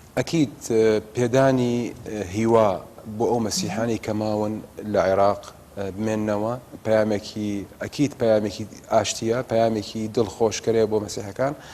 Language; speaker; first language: Central Kurdish; non-native, local second language; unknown